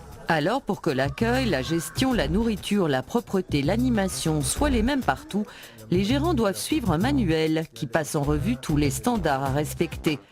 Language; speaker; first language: French; native; French